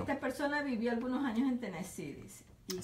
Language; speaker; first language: Spanish; native; Spanish